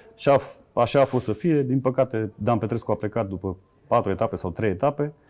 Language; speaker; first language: Romanian; native; Romanian